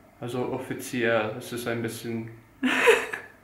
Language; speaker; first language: German; non-native, fluent; English